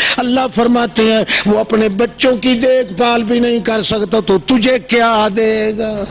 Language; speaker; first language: Urdu; non-native, local second language; Saraiki